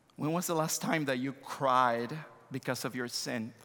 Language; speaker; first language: English; non-native, fluent; Spanish